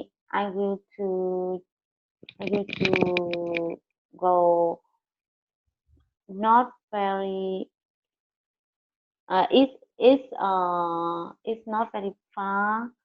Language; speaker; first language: English; non-native, learner; Vietnamese